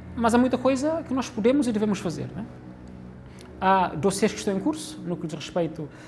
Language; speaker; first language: Portuguese; non-native, local second language; Kabuverdianu